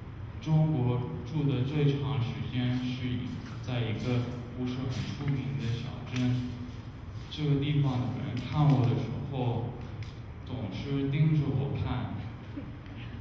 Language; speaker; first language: Chinese; non-native, learner; English